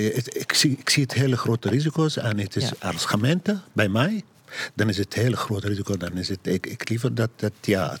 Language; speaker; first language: Dutch; non-native, learner; Arabic